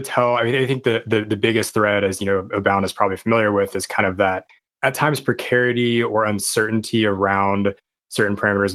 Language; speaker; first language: English; native; English